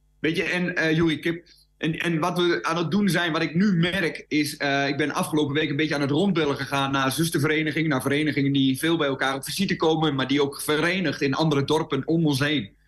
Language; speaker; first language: Dutch; native; Dutch